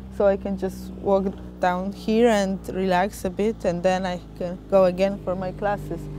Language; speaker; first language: English; non-native, fluent; Polish